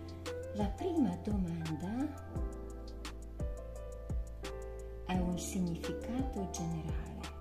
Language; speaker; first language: Italian; non-native, learner; Hungarian